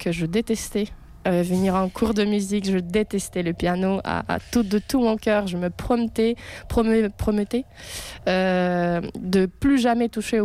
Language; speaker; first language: French; non-native, fluent; Russian